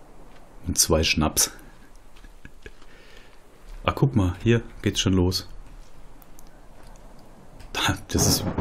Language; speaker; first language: German; native; German